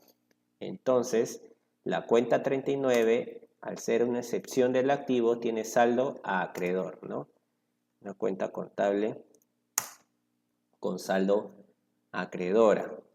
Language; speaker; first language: Spanish; native; Spanish